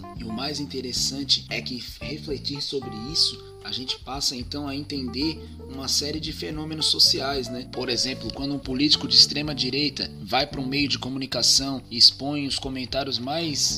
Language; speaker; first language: Portuguese; native; Portuguese